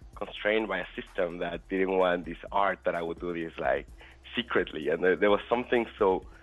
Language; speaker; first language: English; non-native, fluent; Spanish